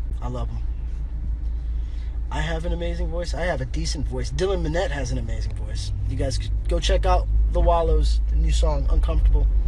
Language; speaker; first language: English; early bilingual, other home language; Spanish